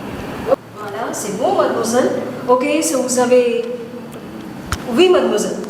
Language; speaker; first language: French; non-native, fluent; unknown